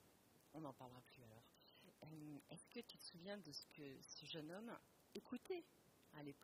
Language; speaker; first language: French; native; French